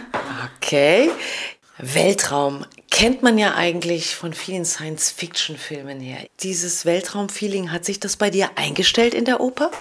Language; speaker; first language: German; native; German